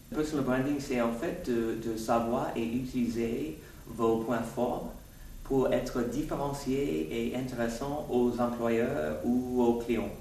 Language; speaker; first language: French; non-native, fluent; English